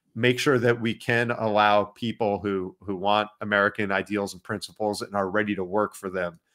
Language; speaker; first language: English; native; English